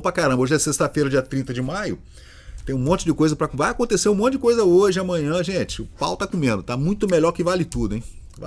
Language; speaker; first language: Portuguese; native; Portuguese